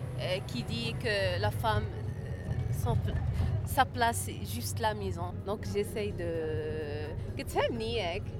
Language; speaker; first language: French; non-native, learner; Arabic